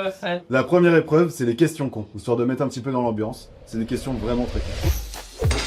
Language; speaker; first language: French; native; French